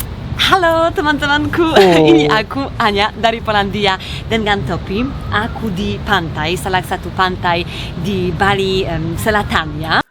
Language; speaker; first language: Indonesian; non-native, fluent; Polish